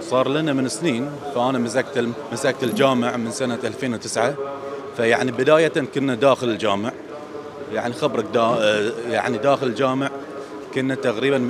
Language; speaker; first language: Arabic; native; Arabic